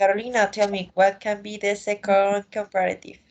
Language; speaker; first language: English; non-native, learner; Spanish